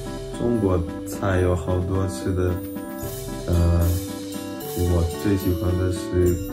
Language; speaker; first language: Chinese; non-native, fluent; Russian